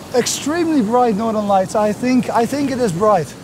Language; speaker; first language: English; non-native, fluent; Dutch